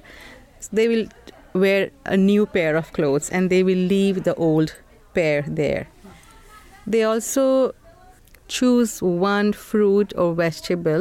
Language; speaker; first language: English; non-native, local second language; Hindi